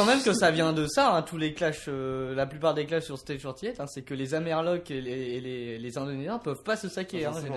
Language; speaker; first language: French; native; French